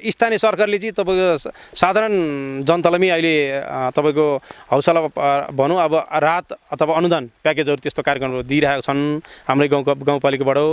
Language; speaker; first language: Nepali; non-native, local second language; Sherpa